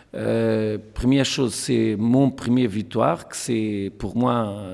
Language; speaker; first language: French; non-native, learner; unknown